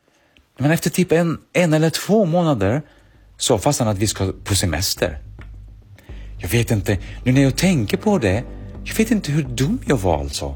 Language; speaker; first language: Swedish; early bilingual, other home language; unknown